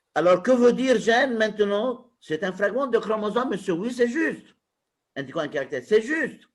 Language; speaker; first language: French; non-native, local second language; Arabic